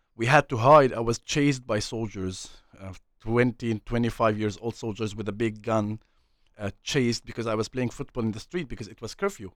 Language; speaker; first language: English; non-native, fluent; Arabic